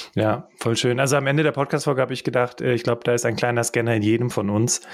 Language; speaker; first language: German; early bilingual, other home language; English